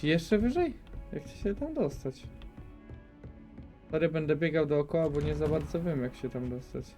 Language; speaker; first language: Polish; native; Polish